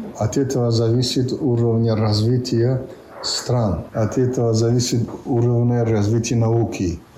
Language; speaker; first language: Russian; non-native, local second language; Tajik